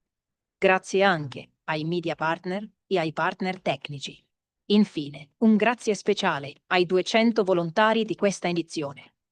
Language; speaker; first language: Italian; native; Italian